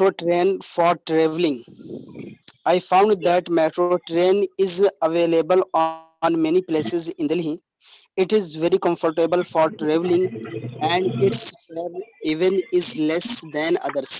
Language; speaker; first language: English; non-native, learner; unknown